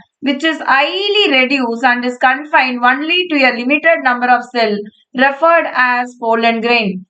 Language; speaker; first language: English; non-native, local second language; Tamil